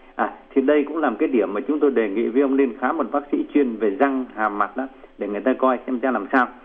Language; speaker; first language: Vietnamese; native; Vietnamese